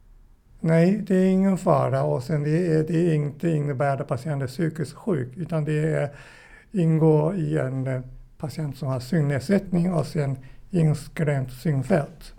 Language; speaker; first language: Swedish; non-native, fluent; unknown